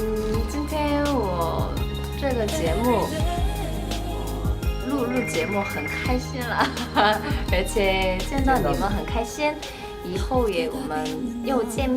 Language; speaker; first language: Chinese; non-native, learner; Korean